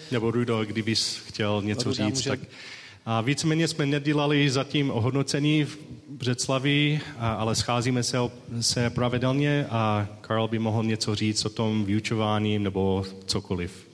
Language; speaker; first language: Czech; non-native, learner; English